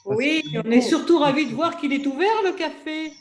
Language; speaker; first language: French; native; French